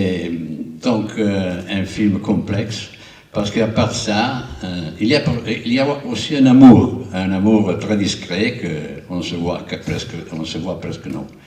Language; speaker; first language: French; non-native, fluent; Italian